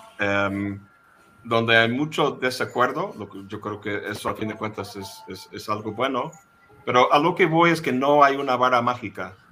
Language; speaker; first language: Spanish; non-native, fluent; English